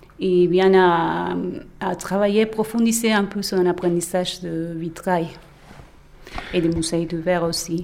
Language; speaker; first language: French; non-native, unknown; Spanish